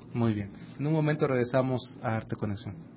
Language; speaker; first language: Spanish; native; Spanish